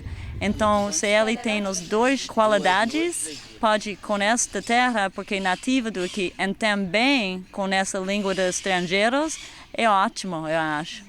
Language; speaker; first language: Portuguese; non-native, learner; English